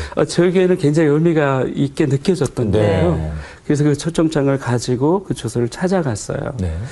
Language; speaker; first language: Korean; native; Korean